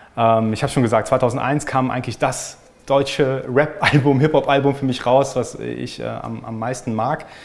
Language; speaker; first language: German; native; German